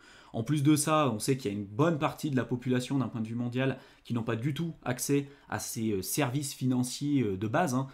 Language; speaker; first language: French; native; French